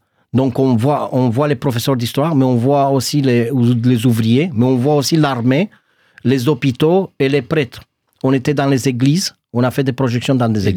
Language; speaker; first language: French; non-native, fluent; Romanian